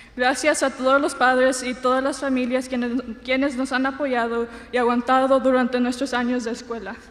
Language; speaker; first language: Spanish; early bilingual, heritage; Spanish